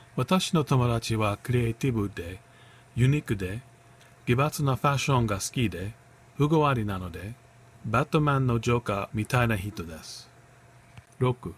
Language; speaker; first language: Japanese; non-native, learner; English